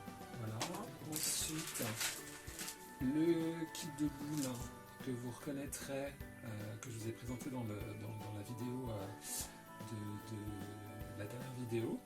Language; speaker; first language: French; native; French